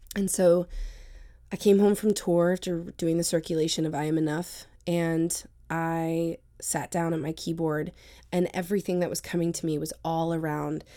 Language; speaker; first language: English; native; English